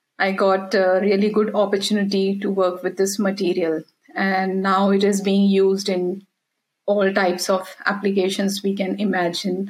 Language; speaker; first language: English; non-native, local second language; Hindi